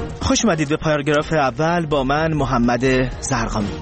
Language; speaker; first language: Persian; native; Persian